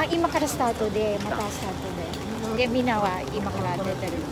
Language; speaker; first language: Japanese; non-native, learner; Filipino